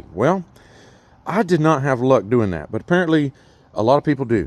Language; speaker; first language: English; native; English